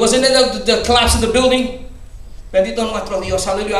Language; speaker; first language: English; early bilingual, other home language; Spanish